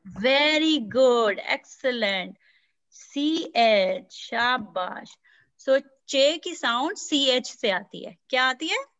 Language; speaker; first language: Urdu; native; Urdu